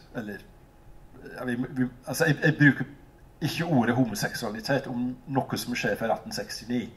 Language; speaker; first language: Norwegian; non-native, fluent; English